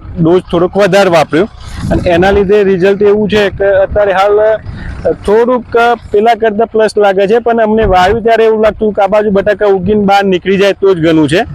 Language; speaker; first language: Gujarati; native; Gujarati